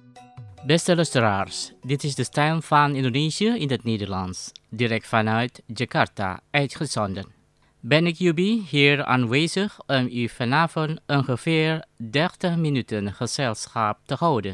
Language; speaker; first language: Dutch; non-native, fluent; Indonesian